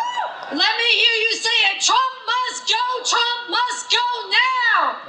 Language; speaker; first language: English; native; English